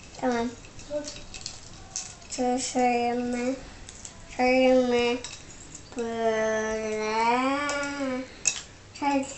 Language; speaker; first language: Turkish; early bilingual, heritage; Turkish